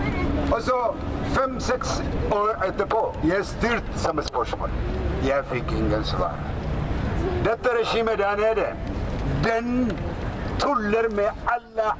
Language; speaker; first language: Norwegian; non-native, fluent; Oromo